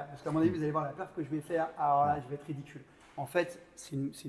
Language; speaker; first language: French; native; French